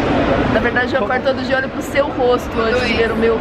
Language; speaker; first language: Portuguese; native; Portuguese